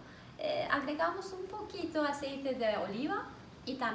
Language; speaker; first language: Spanish; non-native, learner; Turkish